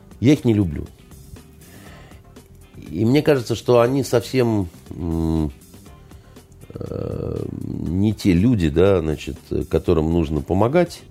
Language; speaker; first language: Russian; native; Russian